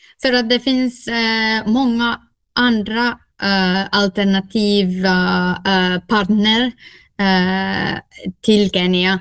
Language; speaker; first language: Swedish; non-native, local second language; Finnish